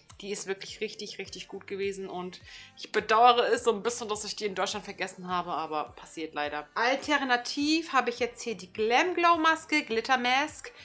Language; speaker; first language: German; early bilingual, other home language; Turkish